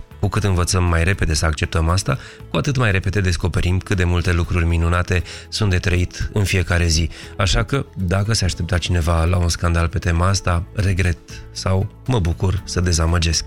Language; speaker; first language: Romanian; native; Romanian